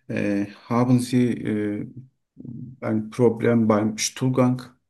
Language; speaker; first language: German; non-native, learner; Turkish